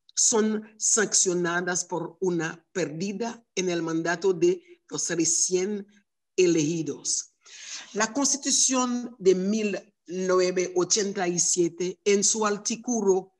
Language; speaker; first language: Spanish; non-native, learner; Haitian Creole